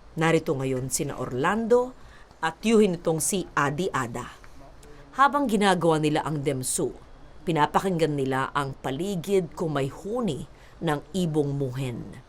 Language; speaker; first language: Filipino; native; Filipino